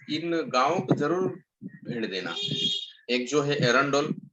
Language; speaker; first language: Hindi; non-native, local second language; Marathi